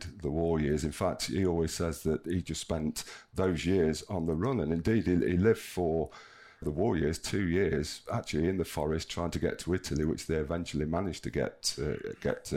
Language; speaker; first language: English; native; English